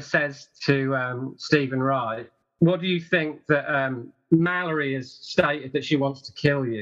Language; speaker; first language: English; native; English